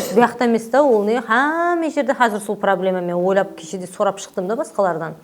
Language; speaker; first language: Uzbek; non-native, local second language; Kara-Kalpak